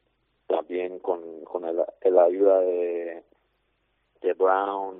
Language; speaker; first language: Spanish; non-native, fluent; English